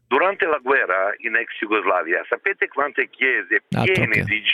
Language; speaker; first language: Italian; non-native, fluent; Serbian